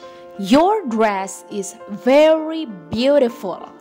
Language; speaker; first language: English; non-native, fluent; Indonesian